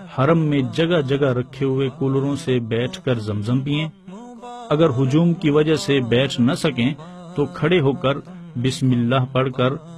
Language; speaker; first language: Urdu; native; Urdu